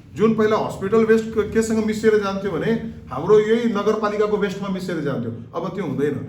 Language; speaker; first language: Nepali; non-native, local second language; Marwari